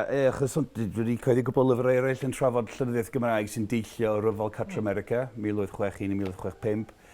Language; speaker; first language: Welsh; non-native, fluent; English